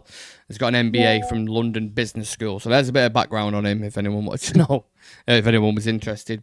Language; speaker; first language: English; native; English